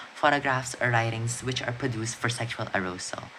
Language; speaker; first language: English; non-native, local second language; Filipino